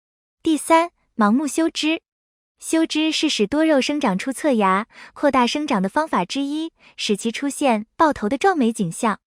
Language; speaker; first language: Chinese; native; Chinese